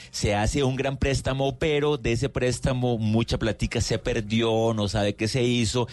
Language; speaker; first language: Spanish; native; Spanish